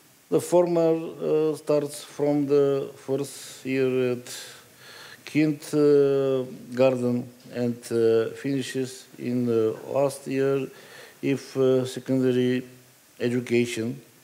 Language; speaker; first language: English; non-native, learner; Bulgarian